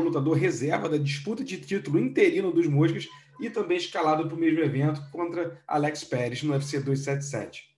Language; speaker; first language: Portuguese; native; Portuguese